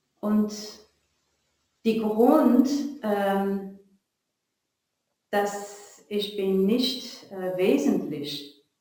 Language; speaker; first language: German; non-native, learner; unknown